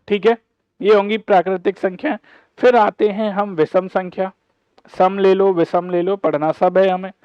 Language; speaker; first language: Hindi; native; Hindi